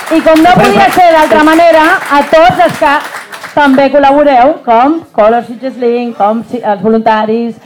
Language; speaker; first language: Catalan; native; Catalan